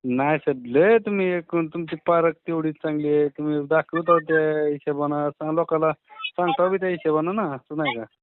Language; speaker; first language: Marathi; native; Marathi